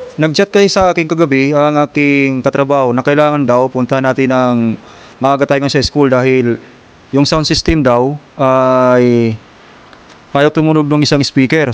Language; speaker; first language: Filipino; non-native, local second language; Waray